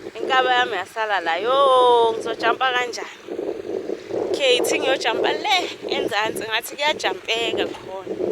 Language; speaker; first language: Zulu; native; Zulu